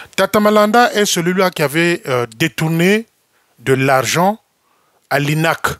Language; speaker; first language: French; non-native, local second language; Lingala